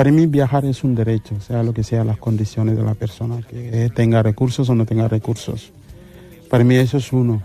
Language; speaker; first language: Spanish; non-native, fluent; Mandingo